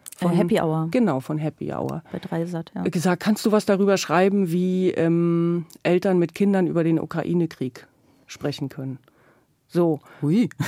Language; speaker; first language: German; native; German